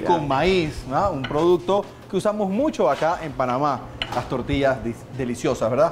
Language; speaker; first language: Spanish; native; Spanish